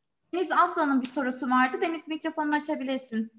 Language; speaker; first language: Turkish; native; Turkish